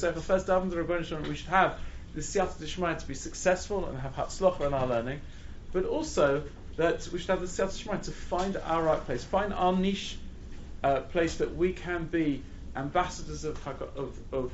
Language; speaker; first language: English; native; English